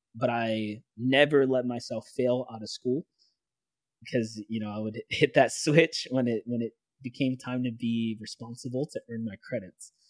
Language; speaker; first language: English; native; English